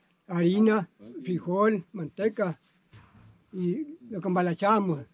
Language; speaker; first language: Spanish; native; Spanish